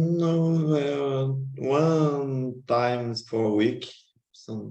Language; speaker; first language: English; non-native, learner; Portuguese